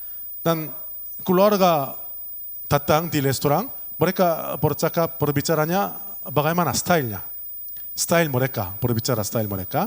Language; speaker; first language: Indonesian; non-native, learner; Korean